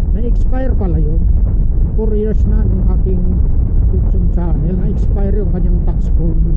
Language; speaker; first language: Filipino; non-native, local second language; Cebuano